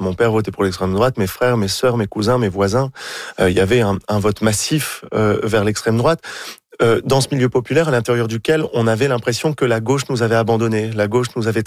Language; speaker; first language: French; native; French